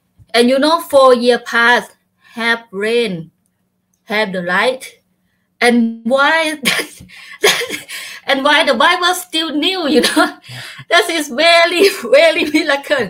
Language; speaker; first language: English; non-native, learner; Thai